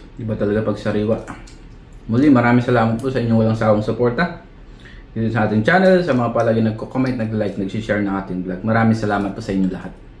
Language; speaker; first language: Filipino; native; Filipino